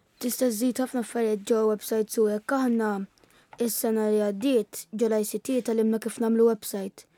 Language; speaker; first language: Maltese; early bilingual, other home language; Italian